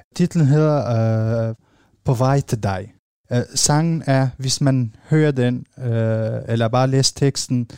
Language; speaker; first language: Danish; non-native, fluent; Arabic